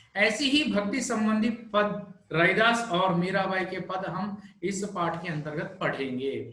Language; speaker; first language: Hindi; non-native, local second language; Telugu